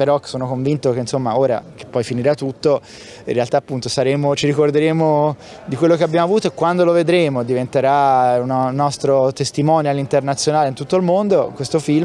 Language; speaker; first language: Italian; native; Italian